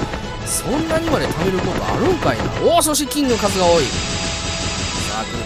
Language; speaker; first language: Japanese; native; Japanese